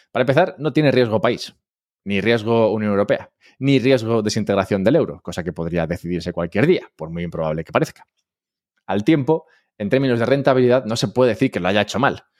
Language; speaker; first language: Spanish; native; Spanish